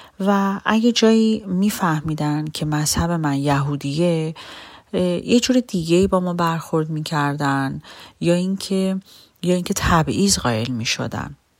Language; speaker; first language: Persian; native; Persian